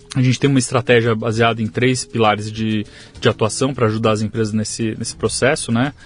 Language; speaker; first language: Portuguese; native; Portuguese